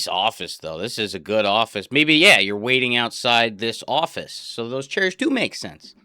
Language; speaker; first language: English; native; English